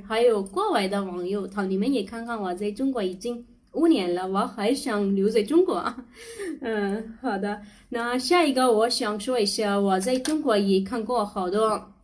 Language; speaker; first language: Chinese; non-native, learner; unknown